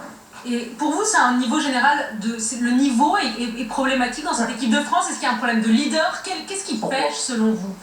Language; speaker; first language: French; native; French